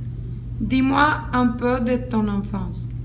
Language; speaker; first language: French; non-native, learner; Spanish